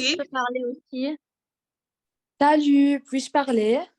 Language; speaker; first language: French; non-native, local second language; Arabic